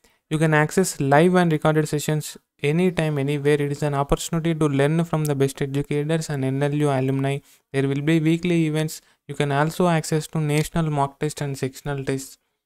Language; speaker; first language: English; non-native, local second language; Telugu